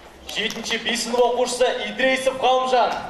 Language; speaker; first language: Kazakh; native; Kazakh